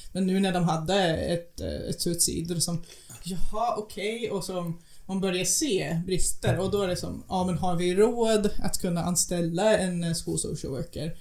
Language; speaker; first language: Swedish; non-native, fluent; English